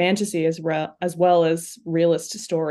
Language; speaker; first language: English; native; English